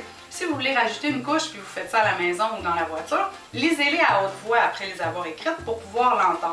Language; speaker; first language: French; native; French